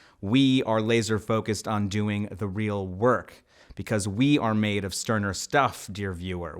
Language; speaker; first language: English; native; English